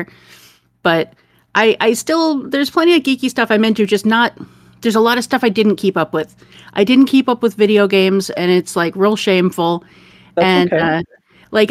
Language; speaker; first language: English; native; English